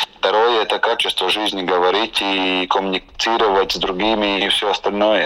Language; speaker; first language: Russian; non-native, local second language; Latvian